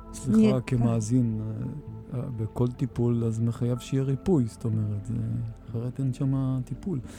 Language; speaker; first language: Hebrew; native; Hebrew